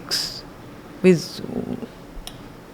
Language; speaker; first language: English; non-native, learner; Japanese